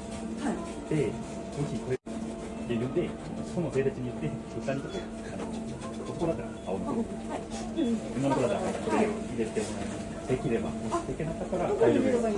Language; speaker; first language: Japanese; non-native, learner; Korean